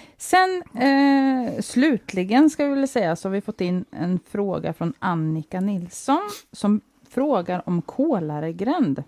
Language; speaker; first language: Swedish; native; Swedish